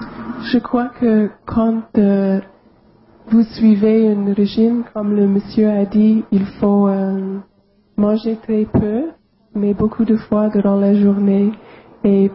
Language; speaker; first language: French; non-native, local second language; English